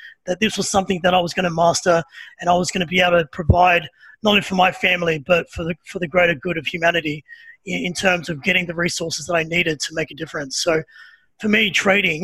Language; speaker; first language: English; native; English